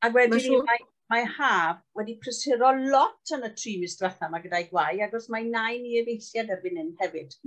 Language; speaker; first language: Welsh; native; Welsh